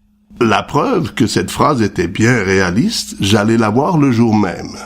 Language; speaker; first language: French; native; French